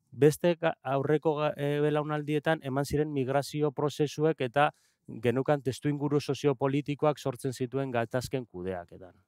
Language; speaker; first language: Basque; non-native, local second language; Spanish